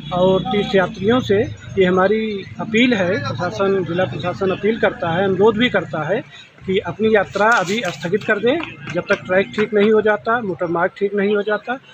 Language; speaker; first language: Hindi; native; Hindi